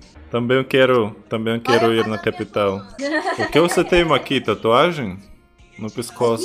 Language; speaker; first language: Portuguese; non-native, learner; Russian